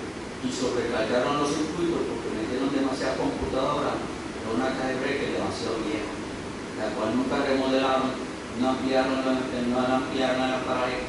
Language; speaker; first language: Spanish; native; Spanish